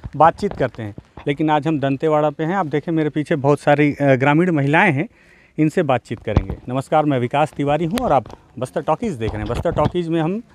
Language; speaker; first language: Hindi; native; Hindi